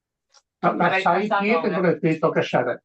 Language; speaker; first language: Welsh; native; Welsh